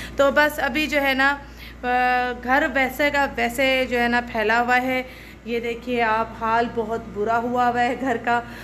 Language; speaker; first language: Urdu; native; Urdu